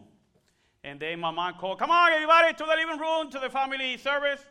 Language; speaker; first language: English; non-native, learner; Spanish